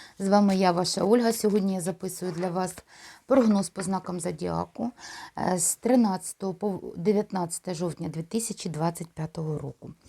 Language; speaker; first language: Ukrainian; non-native, local second language; Russian